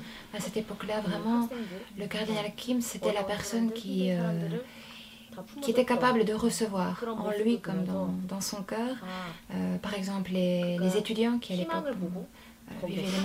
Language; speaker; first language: French; non-native, fluent; Korean